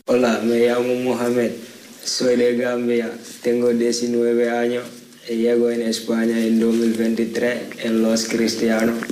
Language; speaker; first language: Spanish; non-native, learner; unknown